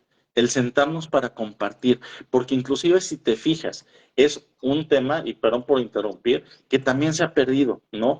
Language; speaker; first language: Spanish; native; Spanish